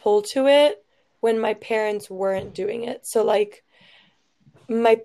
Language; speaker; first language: English; native; English